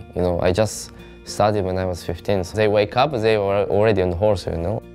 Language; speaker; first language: English; non-native, learner; Japanese